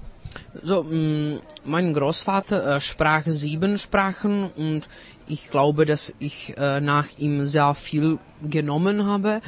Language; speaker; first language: German; non-native, fluent; Czech